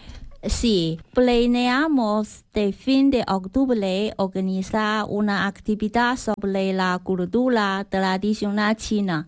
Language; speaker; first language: Spanish; non-native, learner; Chinese